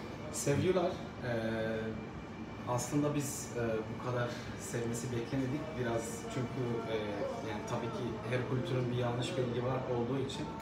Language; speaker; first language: Turkish; non-native, fluent; Arabic